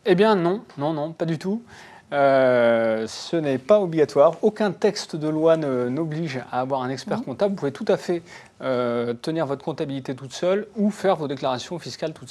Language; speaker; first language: French; native; French